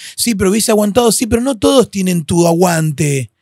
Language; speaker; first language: Spanish; native; Spanish